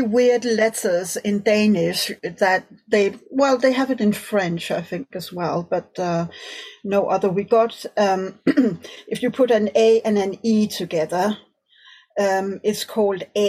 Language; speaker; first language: English; non-native, fluent; Danish